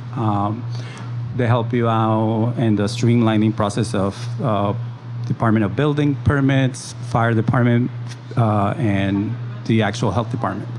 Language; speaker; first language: English; early bilingual, other home language; Spanish